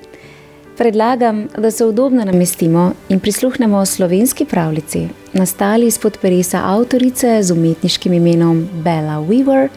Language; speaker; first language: Slovenian; native; Slovenian